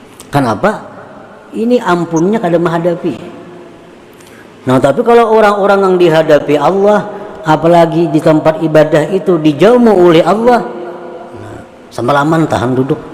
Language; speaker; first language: Indonesian; non-native, local second language; Banjar